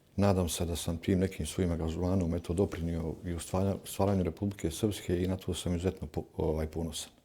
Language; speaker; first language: Serbian; native; Serbian